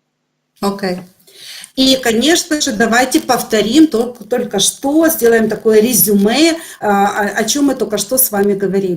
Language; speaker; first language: Russian; native; Russian